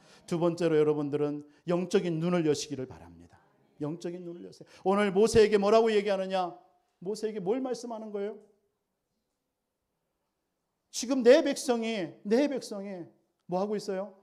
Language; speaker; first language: Korean; native; Korean